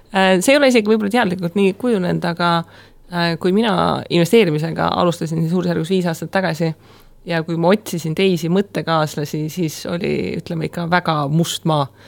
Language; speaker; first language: Estonian; native; Estonian